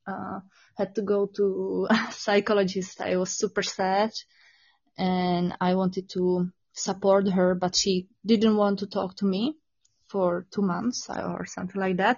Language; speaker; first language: English; non-native, learner; Czech